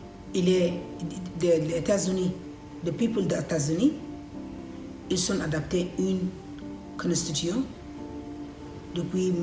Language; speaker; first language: French; non-native, learner; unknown